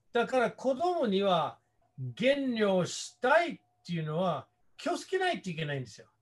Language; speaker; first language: Japanese; non-native, fluent; English